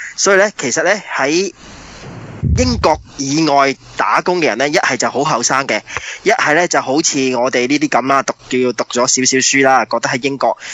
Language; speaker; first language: Cantonese; early bilingual, heritage; Cantonese